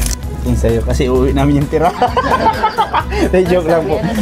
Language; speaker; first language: Filipino; native; Filipino